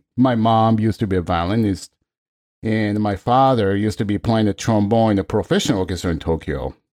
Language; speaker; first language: English; non-native, fluent; Japanese